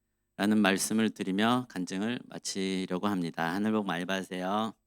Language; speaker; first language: Korean; native; Korean